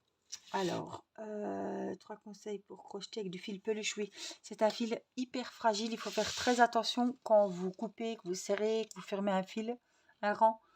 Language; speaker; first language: French; native; French